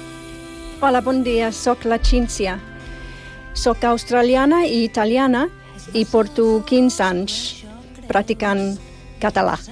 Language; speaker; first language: Catalan; non-native, fluent; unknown